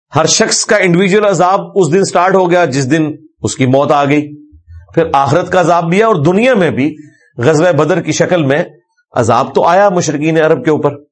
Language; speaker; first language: Urdu; non-native, local second language; Punjabi